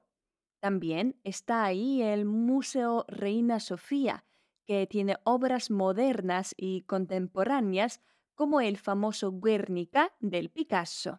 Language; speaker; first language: Spanish; non-native, fluent; Polish